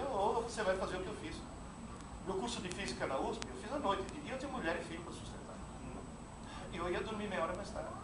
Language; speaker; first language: Portuguese; non-native, fluent; Italian